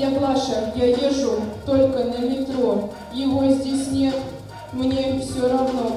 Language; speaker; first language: Russian; native; Russian